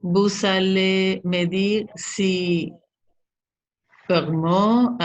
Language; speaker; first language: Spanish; native; Spanish